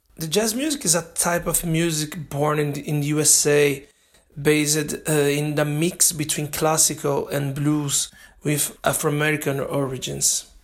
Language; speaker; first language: English; non-native, learner; Portuguese